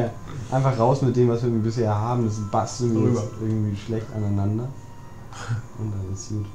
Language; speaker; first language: German; native; German